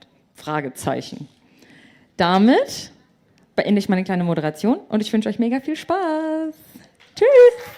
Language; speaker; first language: German; native; German